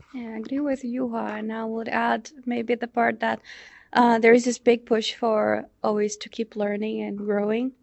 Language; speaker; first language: English; non-native, fluent; Portuguese